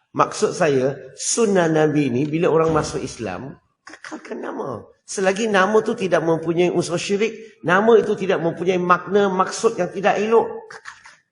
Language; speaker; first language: Malay; non-native, local second language; Chinese